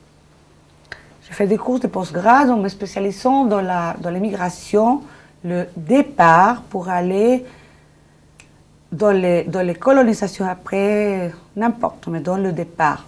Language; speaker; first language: French; non-native, fluent; Spanish